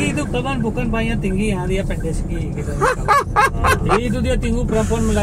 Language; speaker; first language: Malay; non-native, learner; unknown